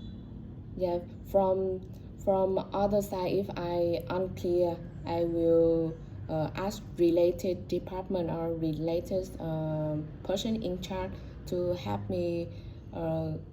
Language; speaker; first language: English; non-native, learner; Vietnamese